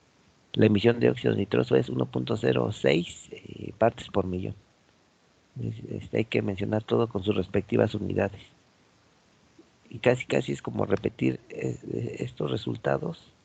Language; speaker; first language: Spanish; native; Spanish